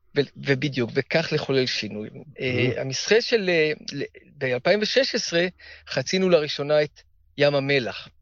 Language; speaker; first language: Hebrew; early bilingual, heritage; Hebrew